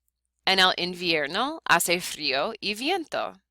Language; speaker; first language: Spanish; non-native, fluent; English